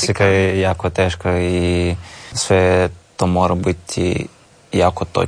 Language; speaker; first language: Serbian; non-native, learner; Russian